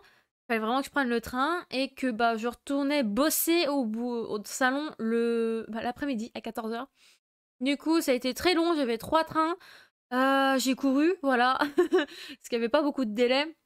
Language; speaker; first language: French; native; French